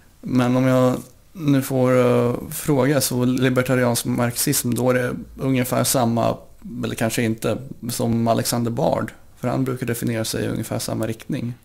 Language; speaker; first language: Swedish; early bilingual, other home language; Romanian